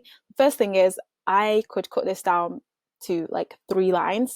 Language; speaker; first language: English; native; English